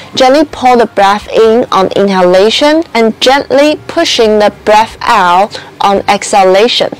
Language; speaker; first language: English; non-native, fluent; Chinese